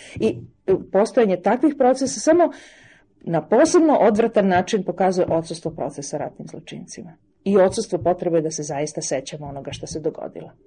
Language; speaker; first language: Serbian; native; Serbian